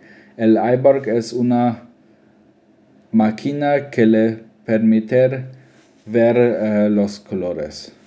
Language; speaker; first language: Spanish; non-native, learner; German